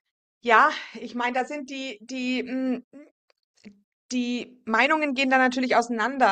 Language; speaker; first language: German; native; German